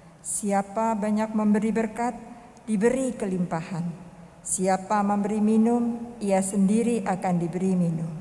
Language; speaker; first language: Indonesian; native; Indonesian